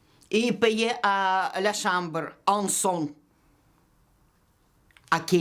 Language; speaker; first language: French; non-native, learner; Russian